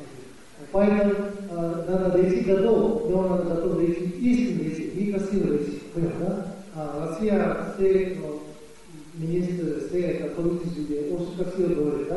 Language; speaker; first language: Russian; non-native, learner; Tibetan